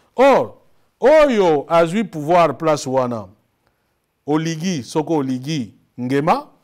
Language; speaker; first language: French; non-native, local second language; Lingala